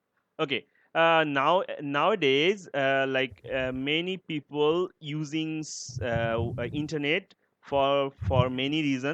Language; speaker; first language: English; non-native, learner; Bangla